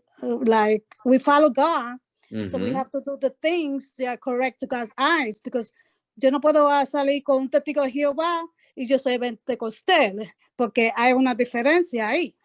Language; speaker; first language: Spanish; early bilingual, heritage; Spanish